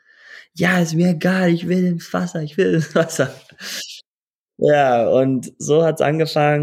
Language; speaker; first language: German; early bilingual, heritage; German